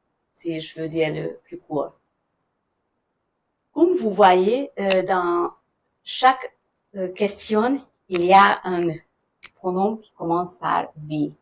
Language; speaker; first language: French; non-native, fluent; German